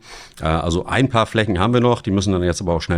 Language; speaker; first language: German; native; German